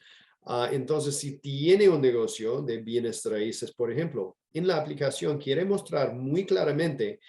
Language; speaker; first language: Spanish; non-native, fluent; English